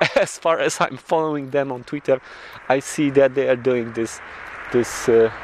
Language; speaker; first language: English; non-native, learner; Polish